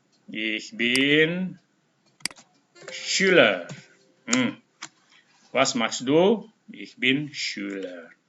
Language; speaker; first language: German; non-native, fluent; Indonesian